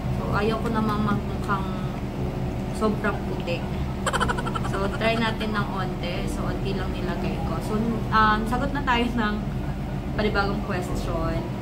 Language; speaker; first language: Filipino; non-native, local second language; Cebuano